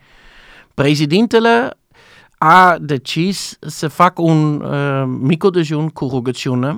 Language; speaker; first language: Romanian; non-native, learner; Dutch